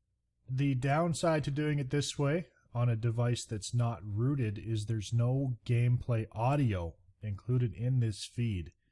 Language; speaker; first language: English; native; English